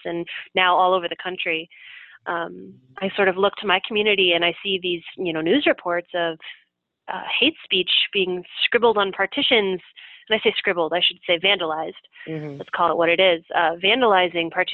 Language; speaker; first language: English; native; English